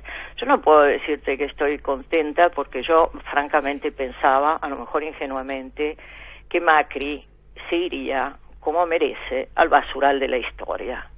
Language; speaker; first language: Spanish; native; Spanish